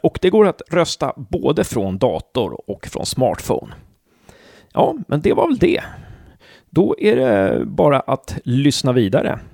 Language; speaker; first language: Swedish; native; Swedish